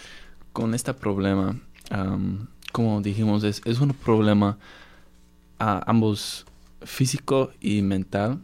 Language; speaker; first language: Spanish; non-native, learner; English